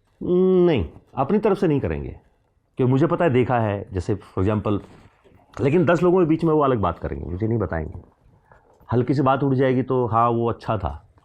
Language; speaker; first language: Hindi; native; Hindi